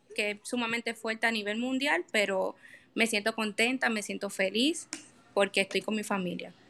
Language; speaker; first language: Spanish; native; Spanish